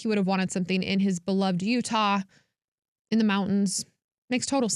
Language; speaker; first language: English; native; English